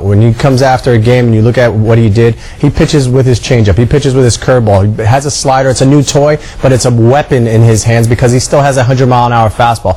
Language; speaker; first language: English; native; English